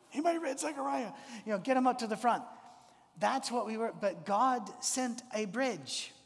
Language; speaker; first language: English; native; English